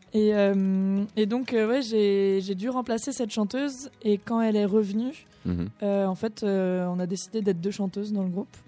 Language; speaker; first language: French; native; French